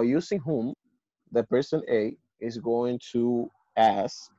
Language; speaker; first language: English; non-native, fluent; Spanish